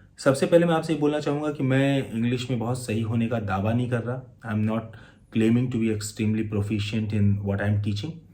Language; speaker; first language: Hindi; native; Hindi